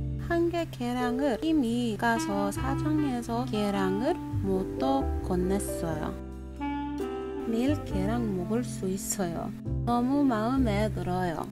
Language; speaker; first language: Korean; non-native, learner; English